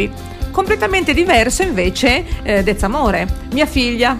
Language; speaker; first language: Italian; native; Italian